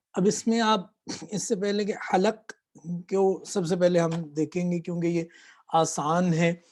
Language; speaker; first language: Urdu; native; Urdu